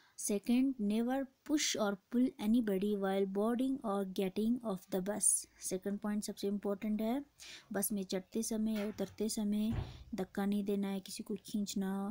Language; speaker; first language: Hindi; non-native, local second language; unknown